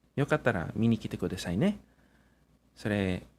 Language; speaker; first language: Japanese; non-native, fluent; English